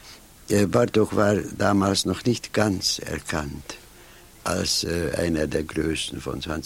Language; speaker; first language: German; non-native, fluent; Hungarian